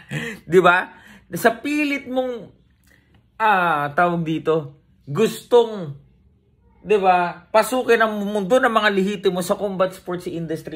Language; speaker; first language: Filipino; native; Filipino